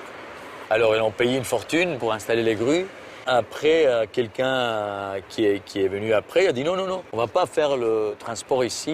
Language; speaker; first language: French; non-native, fluent; Spanish